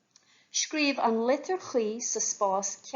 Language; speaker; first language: Irish; non-native, fluent; English